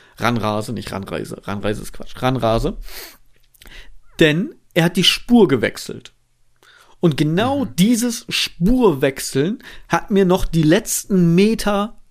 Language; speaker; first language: German; native; German